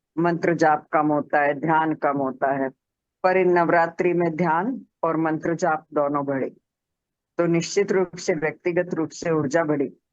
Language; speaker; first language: Hindi; native; Hindi